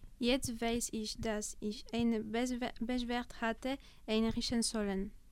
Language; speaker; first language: German; non-native, learner; French